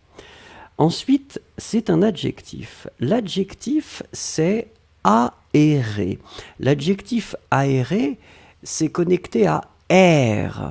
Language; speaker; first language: French; native; French